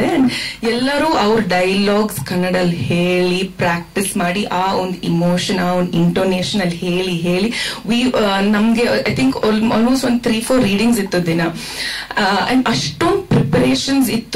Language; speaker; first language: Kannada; non-native, fluent; Malayalam